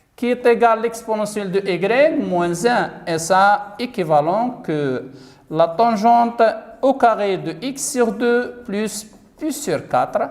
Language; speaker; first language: French; non-native, local second language; Arabic